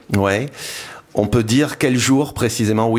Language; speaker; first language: French; native; French